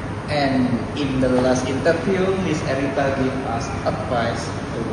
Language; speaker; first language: English; non-native, learner; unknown